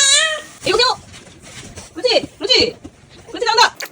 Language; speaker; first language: Korean; native; Korean